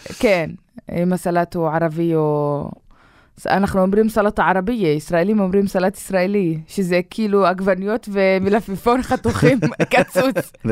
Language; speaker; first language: Hebrew; non-native, local second language; Arabic